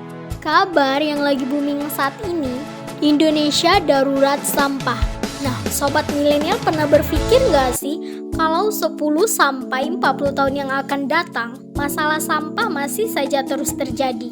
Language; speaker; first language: Indonesian; native; Indonesian